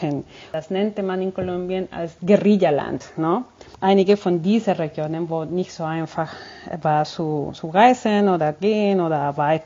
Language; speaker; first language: German; non-native, fluent; Spanish